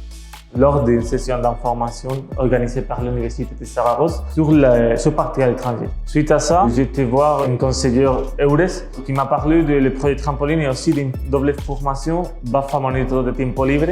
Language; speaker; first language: French; non-native, fluent; Spanish